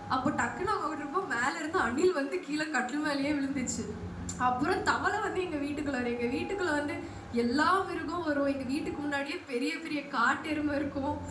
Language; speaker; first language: Tamil; non-native, local second language; Telugu